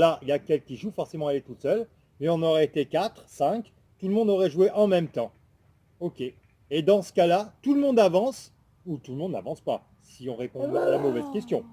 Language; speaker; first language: French; native; French